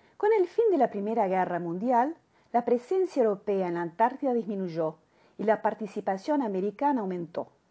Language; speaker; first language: Spanish; non-native, fluent; Portuguese